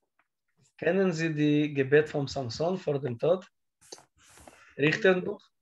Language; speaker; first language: German; non-native, learner; Russian